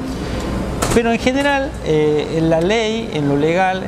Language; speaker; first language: Spanish; native; Spanish